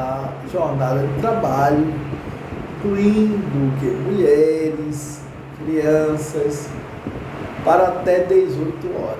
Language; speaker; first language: Portuguese; native; Portuguese